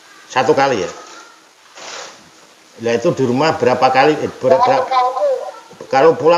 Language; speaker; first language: Indonesian; non-native, local second language; Javanese